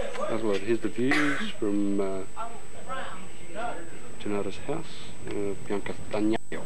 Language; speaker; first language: English; native; English